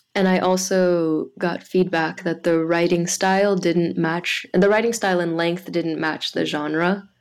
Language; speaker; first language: English; early bilingual, other home language; French